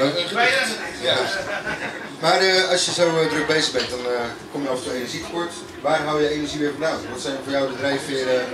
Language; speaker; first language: Dutch; native; Dutch